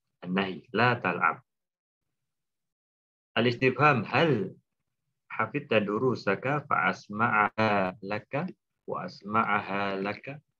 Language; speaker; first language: Arabic; non-native, fluent; Indonesian